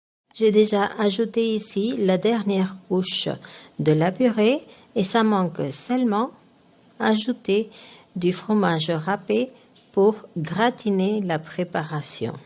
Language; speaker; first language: French; non-native, fluent; Spanish